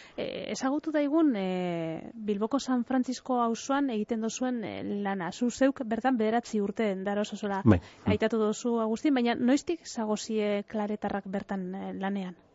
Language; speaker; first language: Basque; native; Basque